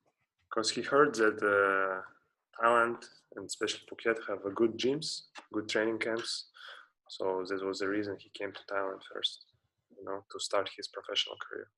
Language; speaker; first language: English; non-native, fluent; Russian